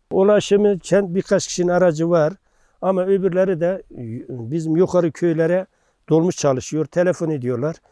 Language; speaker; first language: Turkish; native; Turkish